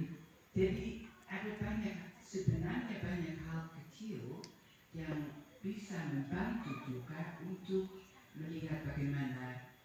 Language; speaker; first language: Indonesian; non-native, fluent; Dutch